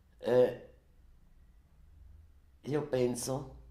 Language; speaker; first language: Italian; non-native, learner; German